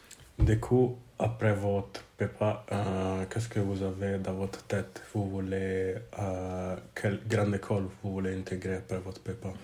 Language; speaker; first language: French; non-native, fluent; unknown